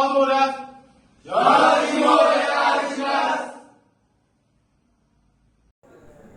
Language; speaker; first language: Japanese; non-native, learner; Burmese